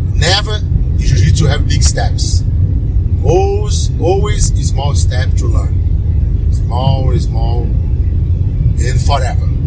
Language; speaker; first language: English; non-native, learner; Portuguese